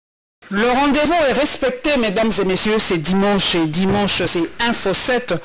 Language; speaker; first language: French; non-native, local second language; Lingala